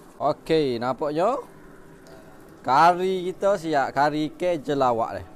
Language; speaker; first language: Malay; native; Malay